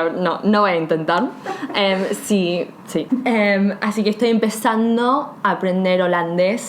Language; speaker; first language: Spanish; early bilingual, heritage; Spanish